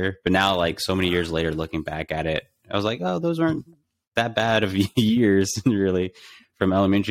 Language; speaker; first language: English; native; English